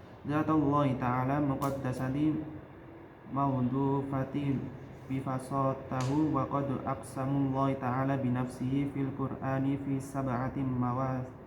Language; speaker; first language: Arabic; non-native, learner; Indonesian